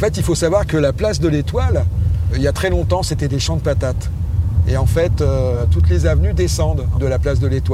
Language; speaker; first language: French; native; French